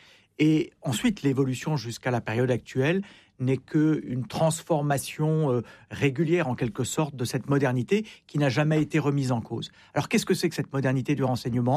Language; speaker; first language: French; native; French